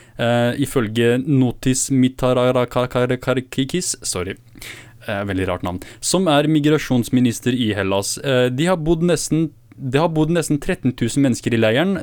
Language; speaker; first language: Norwegian; early bilingual, other home language; Kurdish